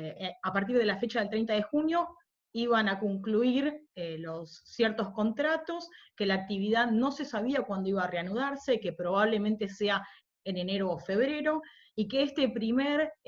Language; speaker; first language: Spanish; native; Spanish